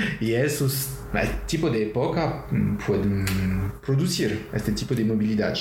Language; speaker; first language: Portuguese; non-native, learner; French